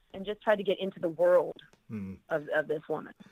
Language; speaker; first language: English; native; English